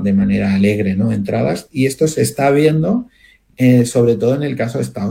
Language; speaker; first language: Spanish; native; Spanish